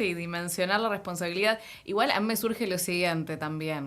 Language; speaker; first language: Spanish; native; Spanish